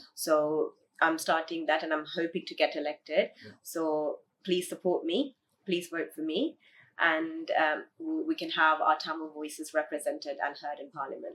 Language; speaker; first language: English; early bilingual, other home language; Tamil